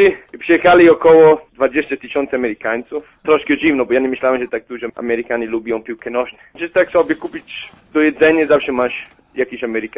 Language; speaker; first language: Polish; non-native, learner; Italian